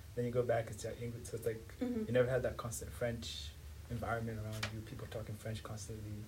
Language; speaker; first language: English; non-native, local second language; Swahili